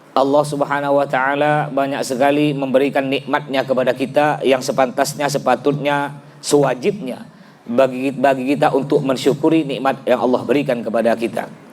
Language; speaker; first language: Indonesian; native; Indonesian